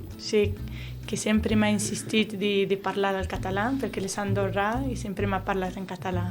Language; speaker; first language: Catalan; non-native, learner; Arabic